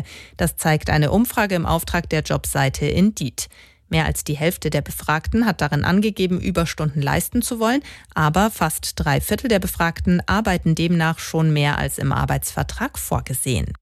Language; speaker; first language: German; native; German